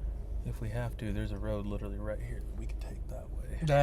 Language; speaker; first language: English; native; English